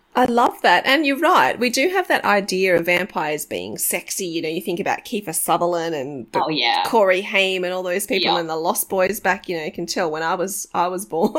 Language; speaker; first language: English; native; English